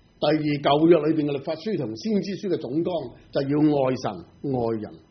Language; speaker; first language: Chinese; non-native, local second language; Cantonese